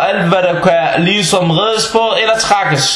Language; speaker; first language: Danish; non-native, fluent; Arabic